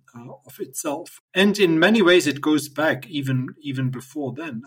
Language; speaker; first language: English; non-native, fluent; German